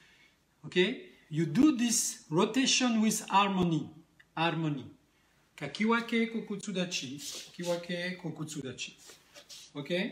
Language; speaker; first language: English; non-native, learner; French